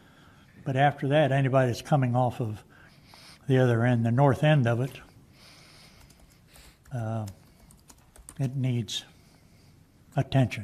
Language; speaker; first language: English; native; English